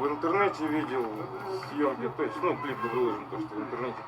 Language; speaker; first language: Russian; native; Russian